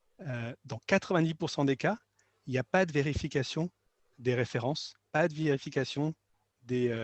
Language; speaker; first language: French; native; French